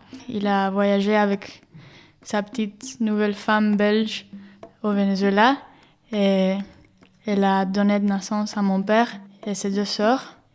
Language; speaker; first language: French; non-native, learner; Spanish